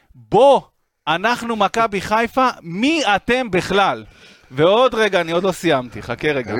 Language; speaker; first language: Hebrew; native; Hebrew